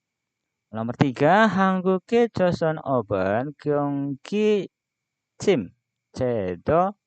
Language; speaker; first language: Korean; non-native, fluent; Indonesian